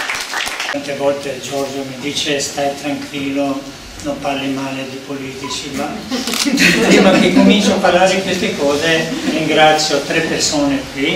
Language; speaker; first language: Italian; non-native, learner; Serbian